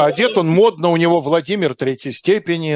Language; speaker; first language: Russian; native; Russian